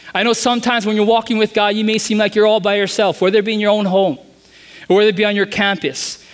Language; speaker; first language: English; native; English